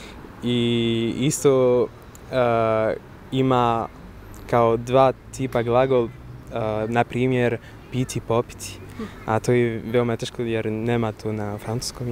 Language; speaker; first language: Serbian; non-native, learner; French